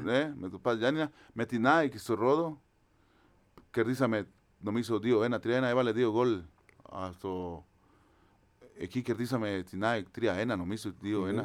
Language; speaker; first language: Greek; non-native, learner; Spanish